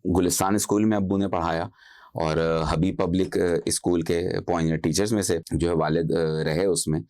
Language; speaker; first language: Urdu; native; Urdu